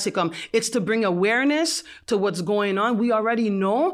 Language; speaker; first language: English; non-native, fluent; French